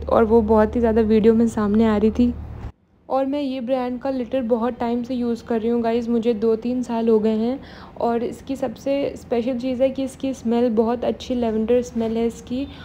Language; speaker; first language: Hindi; native; Hindi